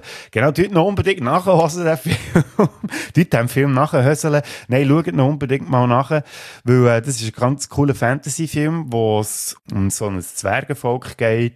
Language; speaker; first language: German; native; German